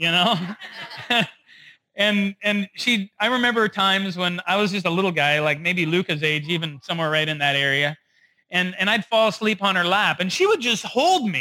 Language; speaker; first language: English; native; English